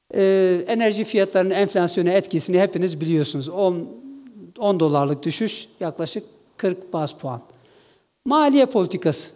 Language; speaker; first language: Turkish; non-native, local second language; Kurdish